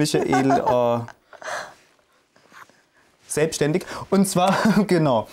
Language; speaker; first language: German; native; German